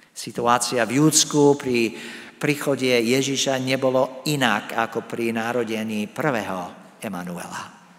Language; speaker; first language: Slovak; non-native, fluent; English